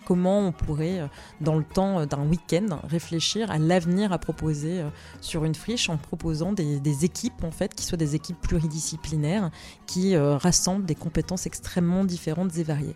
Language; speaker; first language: French; native; French